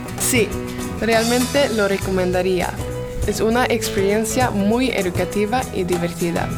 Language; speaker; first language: Spanish; non-native, learner; Swedish